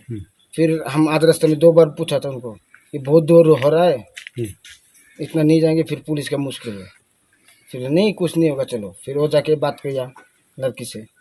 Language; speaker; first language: Hindi; non-native, local second language; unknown